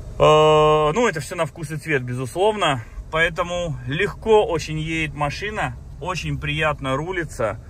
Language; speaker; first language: Russian; native; Russian